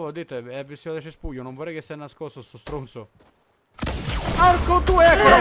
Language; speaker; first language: Italian; native; Italian